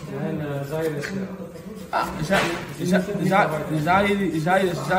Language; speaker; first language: German; non-native, learner; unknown